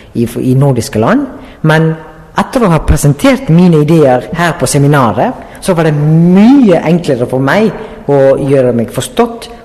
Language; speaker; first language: Norwegian; non-native, fluent; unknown